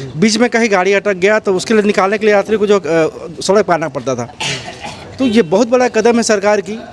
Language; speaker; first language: Hindi; native; Hindi